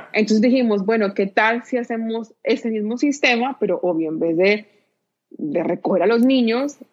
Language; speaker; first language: Spanish; native; Spanish